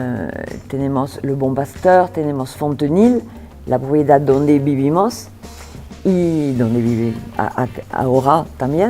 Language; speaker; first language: Spanish; non-native, fluent; French